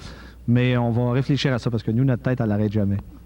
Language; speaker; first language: French; native; French